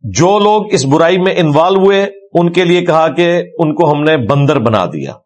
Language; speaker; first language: Urdu; non-native, local second language; Punjabi